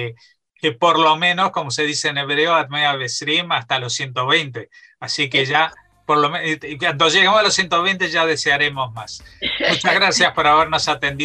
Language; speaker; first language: Spanish; native; Spanish